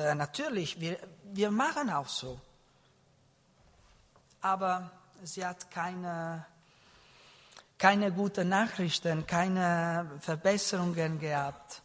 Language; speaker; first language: German; non-native, learner; Italian